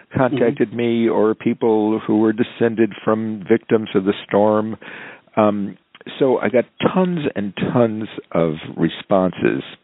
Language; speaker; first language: English; native; English